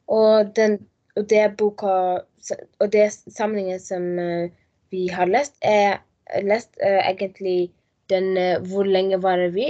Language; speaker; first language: Norwegian; non-native, learner; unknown